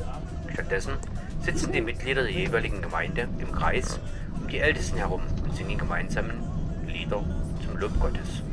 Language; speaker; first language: German; native; German